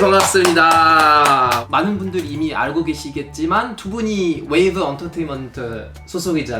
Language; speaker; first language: Korean; non-native, fluent; French